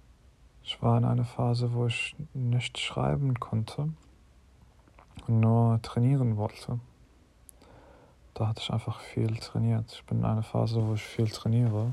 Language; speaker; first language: German; non-native, fluent; English